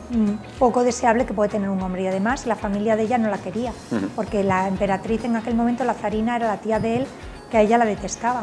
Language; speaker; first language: Spanish; native; Spanish